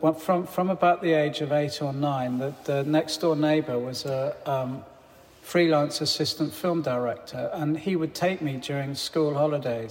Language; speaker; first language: English; native; English